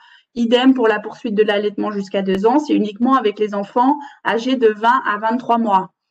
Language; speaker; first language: French; native; French